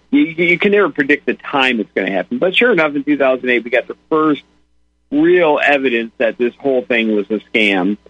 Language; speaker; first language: English; native; English